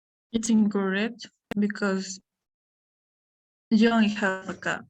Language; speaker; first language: English; non-native, learner; Spanish